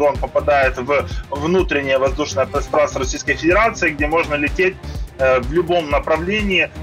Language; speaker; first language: Russian; native; Russian